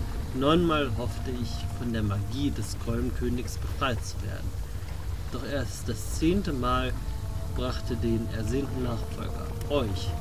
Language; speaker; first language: German; native; German